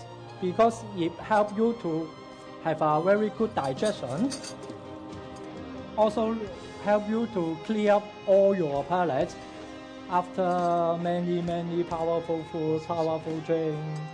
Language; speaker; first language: English; non-native, local second language; Cantonese